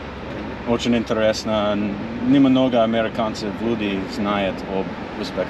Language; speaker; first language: Russian; non-native, learner; English